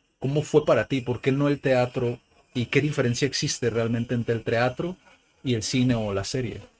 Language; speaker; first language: Spanish; native; Spanish